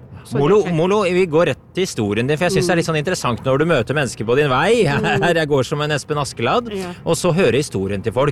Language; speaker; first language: Norwegian; native; Norwegian